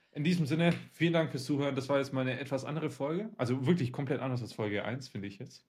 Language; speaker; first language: German; early bilingual, other home language; Russian